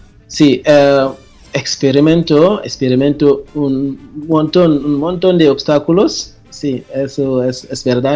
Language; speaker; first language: Spanish; non-native, fluent; French